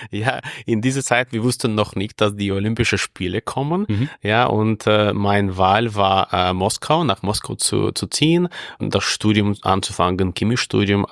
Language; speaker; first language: German; non-native, fluent; Russian